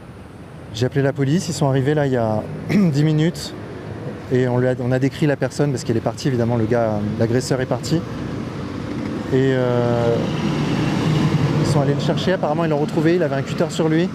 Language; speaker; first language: French; native; French